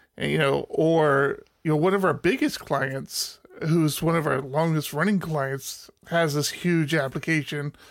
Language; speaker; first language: English; native; English